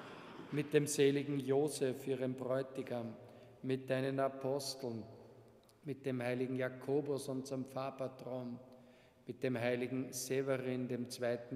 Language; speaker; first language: German; native; German